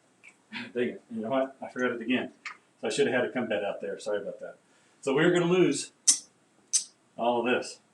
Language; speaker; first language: English; native; English